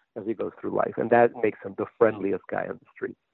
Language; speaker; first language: English; native; English